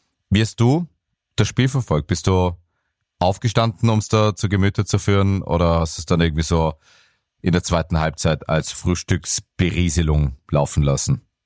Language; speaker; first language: German; native; German